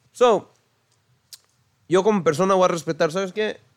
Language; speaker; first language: Spanish; early bilingual, heritage; Spanish